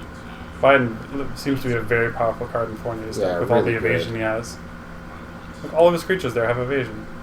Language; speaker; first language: English; native; English